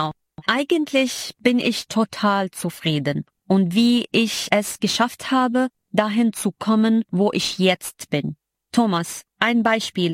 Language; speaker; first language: German; non-native, fluent; Arabic